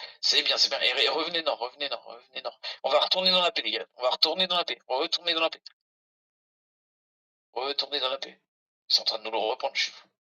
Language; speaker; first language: French; native; French